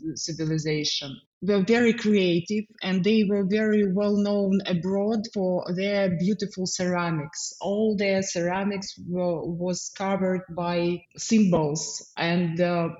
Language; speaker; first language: English; non-native, fluent; Ukrainian